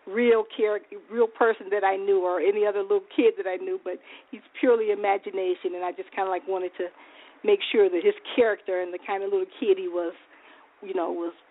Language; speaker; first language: English; native; English